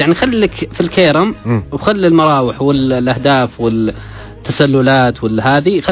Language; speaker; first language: Arabic; native; Arabic